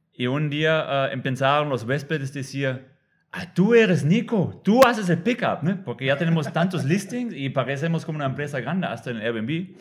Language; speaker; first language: Spanish; non-native, fluent; German